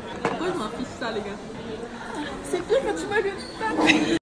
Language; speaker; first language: French; early bilingual, other home language; Arabic